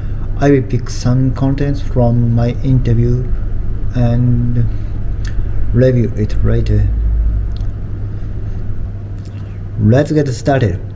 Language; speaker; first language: English; non-native, learner; Japanese